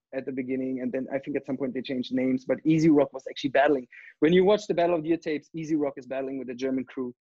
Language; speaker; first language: English; non-native, fluent; German